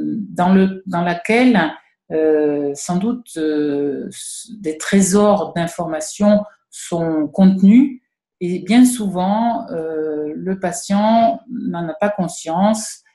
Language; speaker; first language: French; native; French